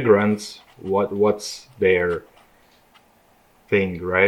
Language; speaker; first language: English; non-native, fluent; Ukrainian